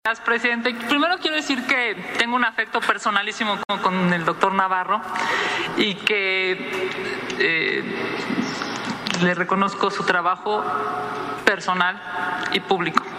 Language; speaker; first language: Spanish; native; Spanish